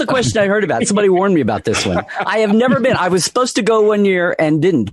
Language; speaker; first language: English; native; English